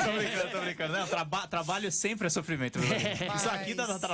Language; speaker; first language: Portuguese; native; Portuguese